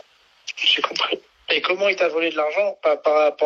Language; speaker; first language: French; native; French